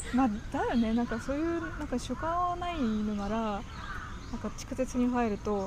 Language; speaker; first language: Japanese; non-native, fluent; Russian